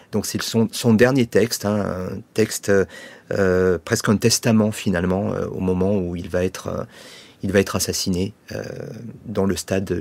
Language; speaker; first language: French; native; French